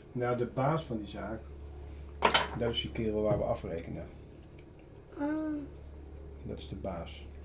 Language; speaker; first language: Dutch; native; Dutch